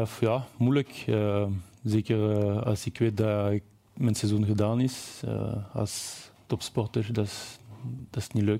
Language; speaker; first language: Dutch; non-native, local second language; French